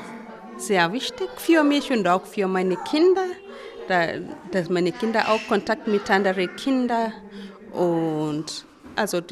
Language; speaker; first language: German; non-native, learner; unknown